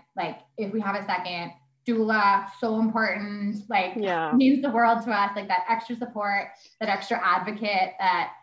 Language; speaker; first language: English; native; English